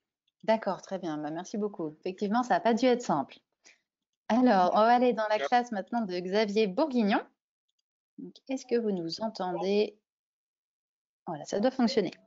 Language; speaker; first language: French; native; French